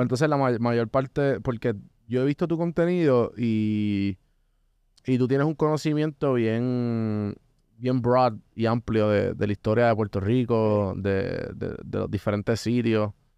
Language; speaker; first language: Spanish; native; Spanish